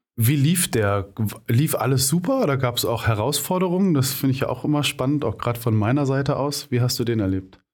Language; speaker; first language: German; native; German